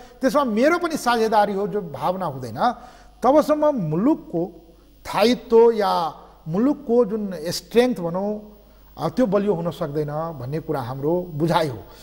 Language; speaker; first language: Nepali; non-native, local second language; Maithili